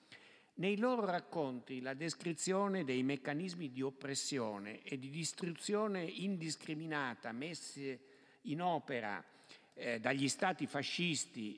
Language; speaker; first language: Italian; native; Italian